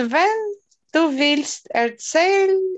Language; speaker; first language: German; non-native, learner; Russian